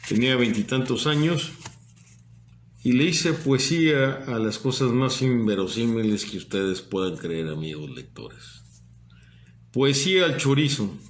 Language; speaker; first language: Spanish; native; Spanish